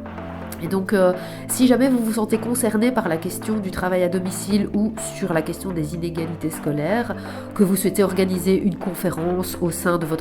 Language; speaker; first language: French; native; French